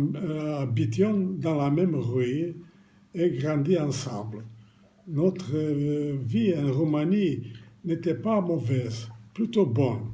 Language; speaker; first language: French; non-native, fluent; Romanian